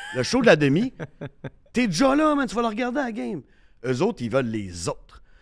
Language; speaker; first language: French; native; French